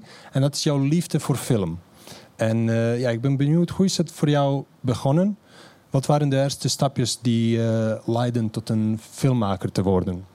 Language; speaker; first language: Dutch; non-native, fluent; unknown